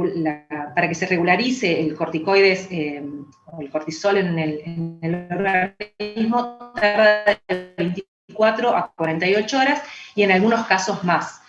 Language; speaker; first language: Spanish; native; Spanish